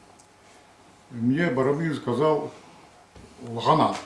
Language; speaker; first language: Russian; non-native, local second language; Yakut